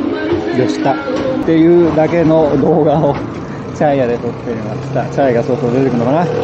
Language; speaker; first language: Japanese; native; Japanese